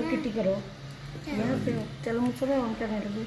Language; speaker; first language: Urdu; native; Urdu